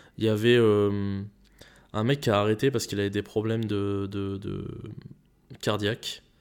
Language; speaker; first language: French; native; French